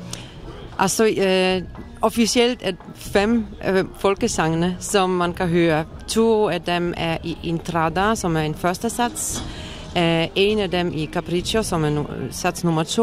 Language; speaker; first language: Danish; non-native, fluent; Polish